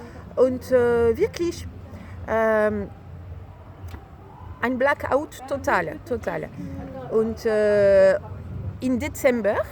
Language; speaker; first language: German; non-native, fluent; French